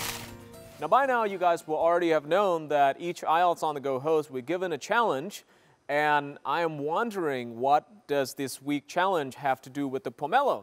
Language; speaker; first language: English; non-native, fluent; Vietnamese